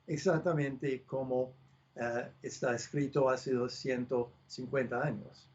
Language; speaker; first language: Spanish; non-native, fluent; English